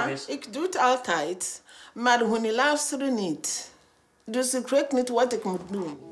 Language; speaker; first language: Dutch; non-native, learner; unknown